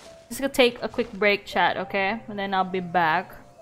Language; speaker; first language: English; non-native, local second language; Filipino